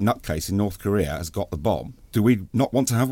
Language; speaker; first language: English; native; English